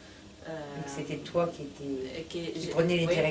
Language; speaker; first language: French; native; French